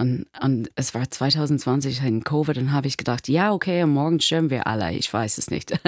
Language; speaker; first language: German; non-native, learner; English